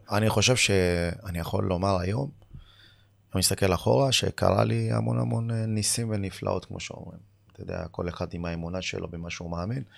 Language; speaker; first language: Hebrew; early bilingual, other home language; Amharic